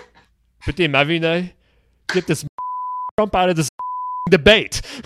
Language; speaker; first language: English; non-native, local second language; French